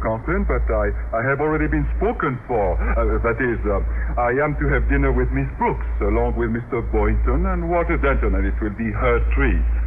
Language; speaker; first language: English; native; English